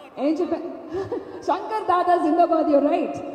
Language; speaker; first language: Telugu; non-native, fluent; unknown